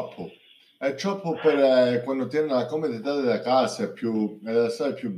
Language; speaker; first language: Italian; early bilingual, heritage; English